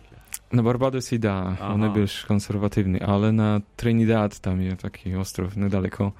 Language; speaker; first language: Ukrainian; non-native, fluent; Polish